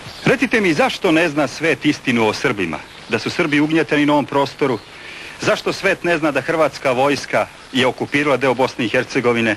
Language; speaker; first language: Croatian; native; Croatian